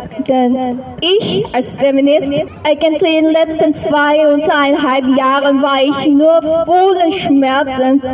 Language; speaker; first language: German; non-native, learner; Korean